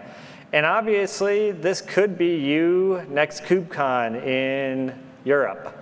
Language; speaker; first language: English; native; English